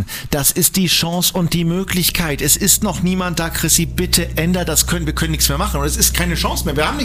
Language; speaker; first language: German; native; German